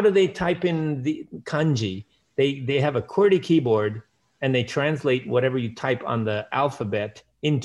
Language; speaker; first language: English; early bilingual, other home language; Dutch